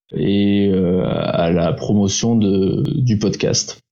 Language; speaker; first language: French; early bilingual, heritage; Czech